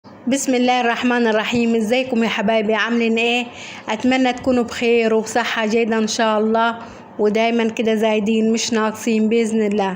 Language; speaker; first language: Arabic; native; Arabic